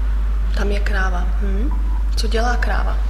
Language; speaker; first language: Czech; non-native, fluent; German